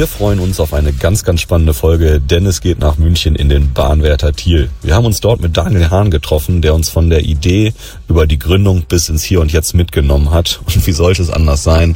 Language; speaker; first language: German; native; German